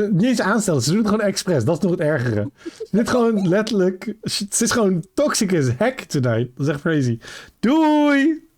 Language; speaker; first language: Dutch; native; Dutch